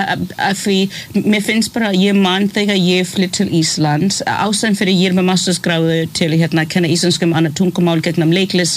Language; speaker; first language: Icelandic; non-native, fluent; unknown